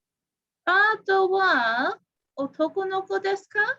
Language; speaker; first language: Japanese; non-native, fluent; English